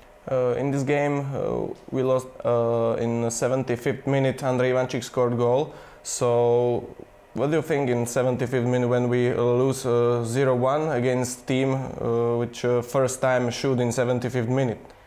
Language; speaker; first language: English; non-native, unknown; Slovak